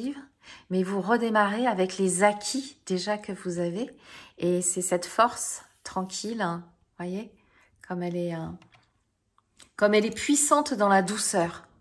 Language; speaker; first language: French; native; French